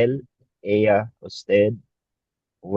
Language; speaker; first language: Spanish; non-native, learner; Filipino